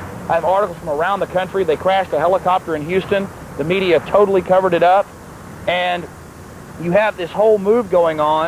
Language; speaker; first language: English; native; English